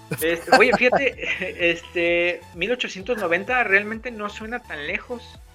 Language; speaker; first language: Spanish; native; Spanish